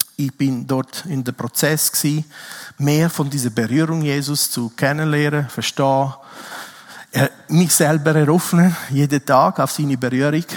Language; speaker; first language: German; non-native, fluent; Italian